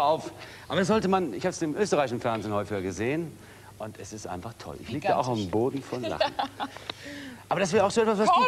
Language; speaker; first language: German; native; German